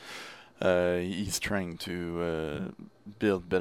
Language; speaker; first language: English; non-native, fluent; French